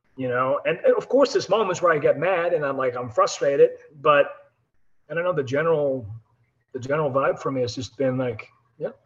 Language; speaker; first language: English; non-native, fluent; Dutch